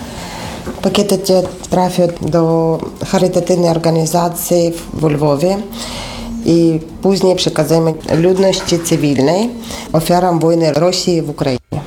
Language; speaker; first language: Polish; non-native, learner; Ukrainian